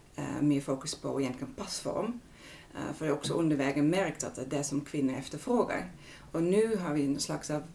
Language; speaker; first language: Swedish; non-native, fluent; Dutch